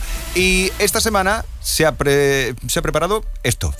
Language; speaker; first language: Spanish; native; Spanish